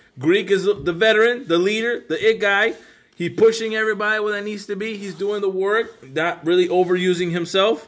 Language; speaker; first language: English; native; English